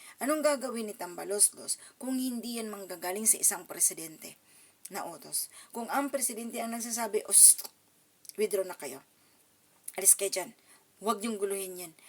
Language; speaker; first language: Filipino; non-native, local second language; Cebuano